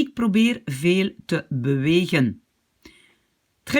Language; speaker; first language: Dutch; non-native, fluent; French